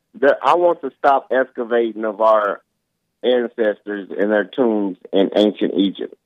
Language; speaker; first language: English; native; English